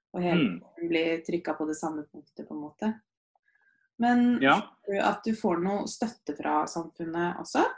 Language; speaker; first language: Norwegian; early bilingual, other home language; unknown